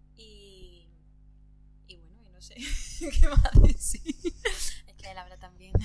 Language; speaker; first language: Spanish; native; Spanish